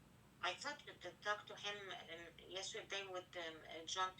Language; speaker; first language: English; non-native, fluent; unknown